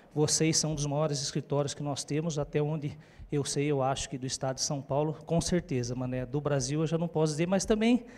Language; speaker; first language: Portuguese; native; Portuguese